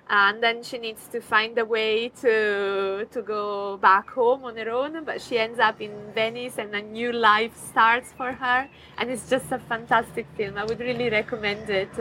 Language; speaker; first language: English; non-native, fluent; Italian